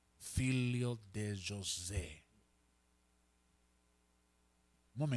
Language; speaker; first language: Portuguese; non-native, learner; Spanish